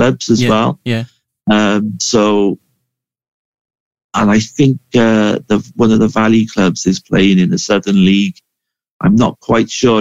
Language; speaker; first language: English; native; English